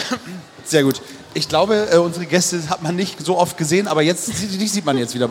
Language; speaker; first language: German; native; German